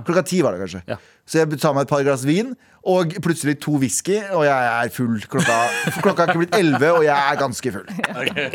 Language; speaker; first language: Norwegian; native; Norwegian